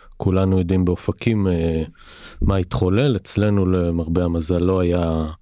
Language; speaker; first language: Hebrew; native; Hebrew